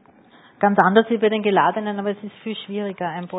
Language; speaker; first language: German; native; German